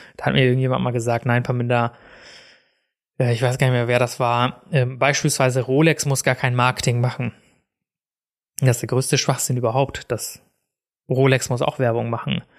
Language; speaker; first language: German; native; German